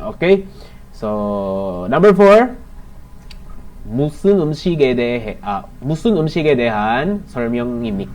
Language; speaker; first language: Korean; non-native, learner; Filipino